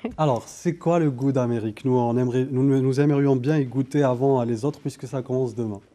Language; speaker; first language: French; non-native, local second language; Arabic